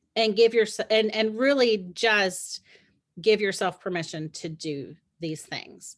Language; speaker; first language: English; native; English